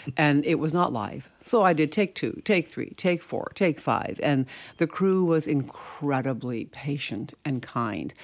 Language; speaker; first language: English; early bilingual, other home language; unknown